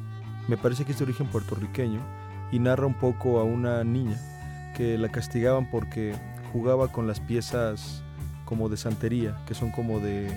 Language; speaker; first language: Spanish; native; Spanish